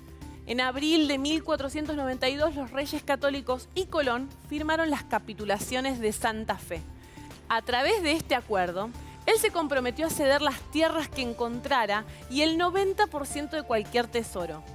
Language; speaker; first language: Spanish; native; Spanish